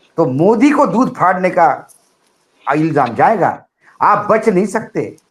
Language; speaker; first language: Hindi; non-native, local second language; Marathi